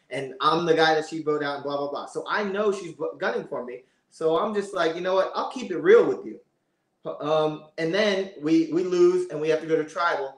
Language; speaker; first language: English; native; English